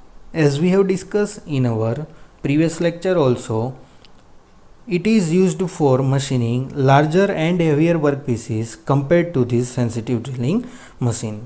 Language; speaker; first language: English; non-native, local second language; Gujarati